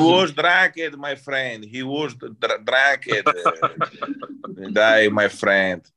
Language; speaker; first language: English; non-native, learner; Italian